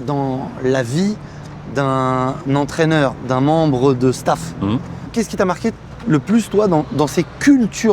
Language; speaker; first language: French; native; French